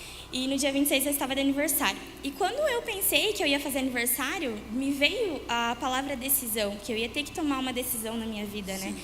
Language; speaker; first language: Portuguese; native; Portuguese